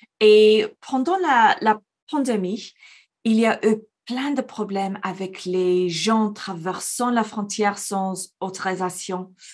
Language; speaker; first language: French; non-native, fluent; English